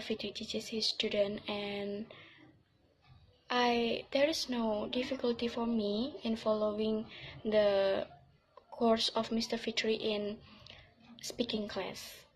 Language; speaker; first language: English; non-native, learner; Indonesian